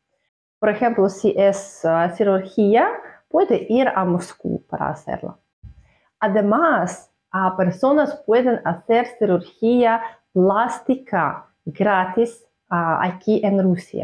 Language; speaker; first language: Spanish; non-native, fluent; Russian